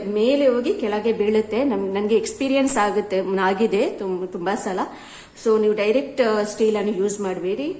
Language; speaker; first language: Kannada; non-native, local second language; Tulu